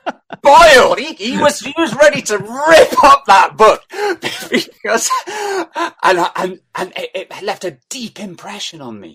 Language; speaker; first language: English; native; English